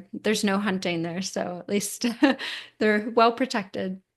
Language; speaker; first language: English; native; English